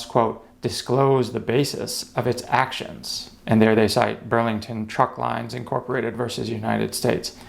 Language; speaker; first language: English; native; English